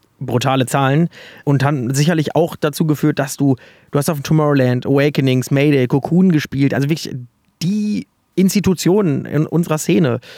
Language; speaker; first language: German; native; German